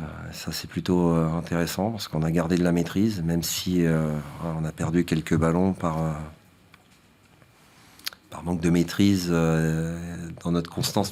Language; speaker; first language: French; native; French